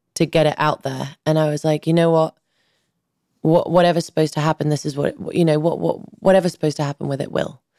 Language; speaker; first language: English; early bilingual, other home language; Albanian